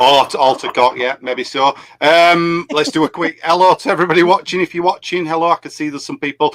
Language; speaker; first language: English; native; English